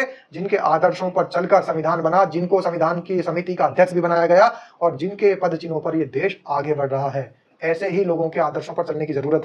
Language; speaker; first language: Hindi; native; Hindi